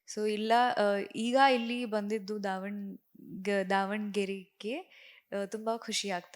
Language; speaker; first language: Kannada; non-native, local second language; Marathi